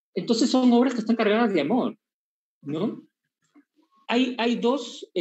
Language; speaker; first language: Spanish; native; Spanish